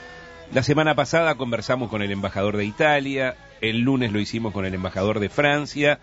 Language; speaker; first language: Spanish; native; Spanish